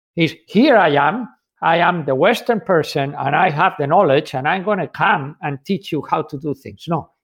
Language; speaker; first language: English; non-native, fluent; Spanish